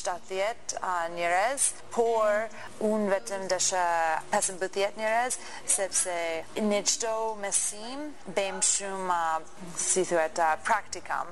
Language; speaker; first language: Albanian; non-native, learner; English